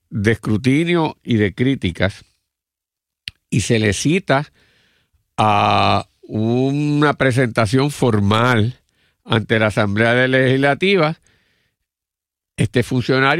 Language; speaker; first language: Spanish; native; Spanish